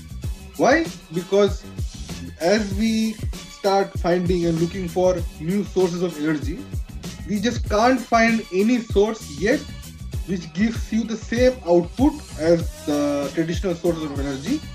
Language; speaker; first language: English; non-native, local second language; Bangla